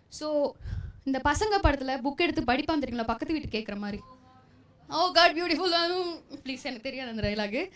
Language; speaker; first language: Tamil; non-native, local second language; Telugu